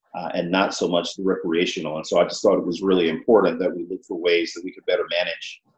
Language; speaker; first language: English; native; English